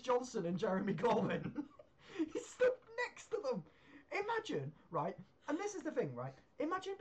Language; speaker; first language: English; native; English